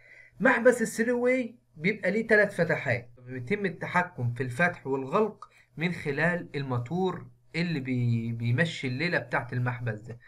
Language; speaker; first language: Arabic; native; Arabic